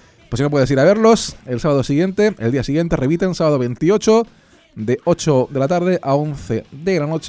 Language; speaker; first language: Spanish; native; Spanish